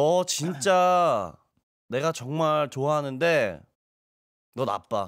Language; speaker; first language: Korean; native; Korean